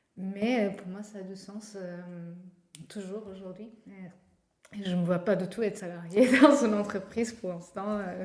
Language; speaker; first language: French; non-native, fluent; Portuguese